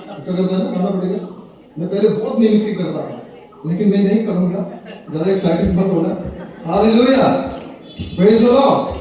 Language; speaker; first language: Hindi; non-native, local second language; Nepali